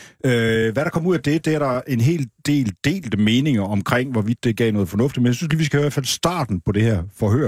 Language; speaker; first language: Danish; native; Danish